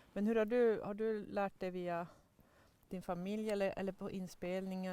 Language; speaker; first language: Swedish; native; Swedish